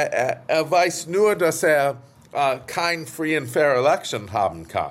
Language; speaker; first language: German; non-native, fluent; English